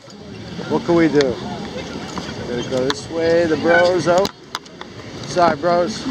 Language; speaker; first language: English; native; English